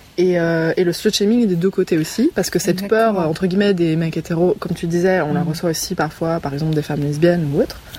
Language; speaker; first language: French; native; French